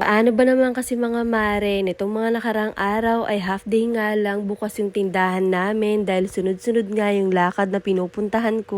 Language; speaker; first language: Filipino; native; Filipino